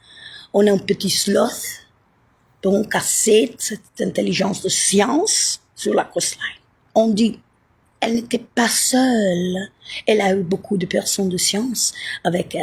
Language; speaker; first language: French; non-native, learner; Italian